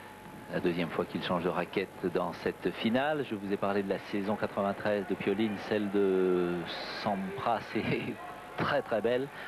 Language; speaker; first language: French; native; French